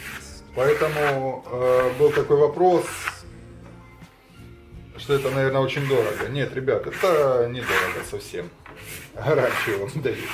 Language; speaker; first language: Russian; native; Russian